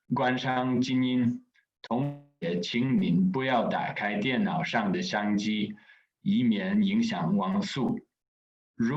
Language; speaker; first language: Chinese; non-native, fluent; English